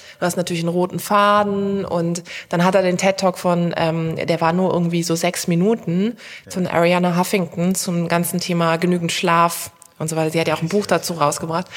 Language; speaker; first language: German; early bilingual, other home language; Turkish